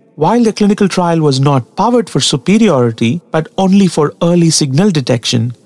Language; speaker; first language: English; non-native, local second language; Tamil